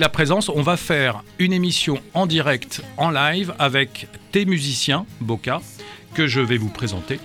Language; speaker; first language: French; native; French